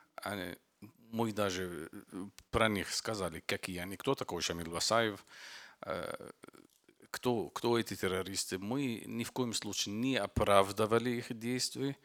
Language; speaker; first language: Russian; non-native, fluent; Arabic